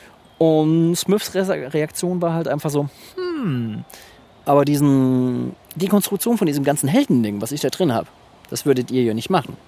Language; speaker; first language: German; native; German